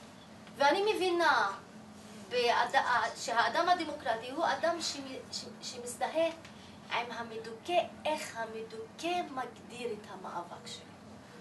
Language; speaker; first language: Hebrew; non-native, local second language; Arabic